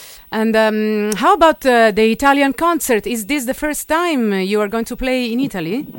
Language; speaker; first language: English; non-native, fluent; Italian